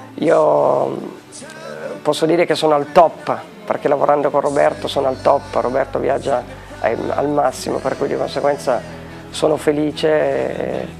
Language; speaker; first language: Italian; native; Italian